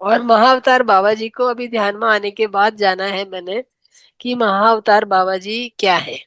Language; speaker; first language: Hindi; native; Hindi